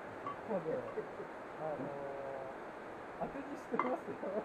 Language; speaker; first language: Japanese; non-native, fluent; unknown